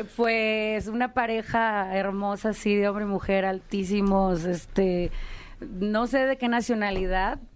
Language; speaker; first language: Spanish; native; Spanish